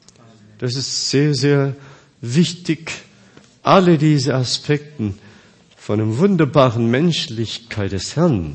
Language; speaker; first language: German; non-native, fluent; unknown